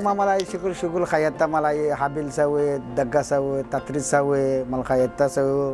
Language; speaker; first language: Arabic; non-native, learner; Bangla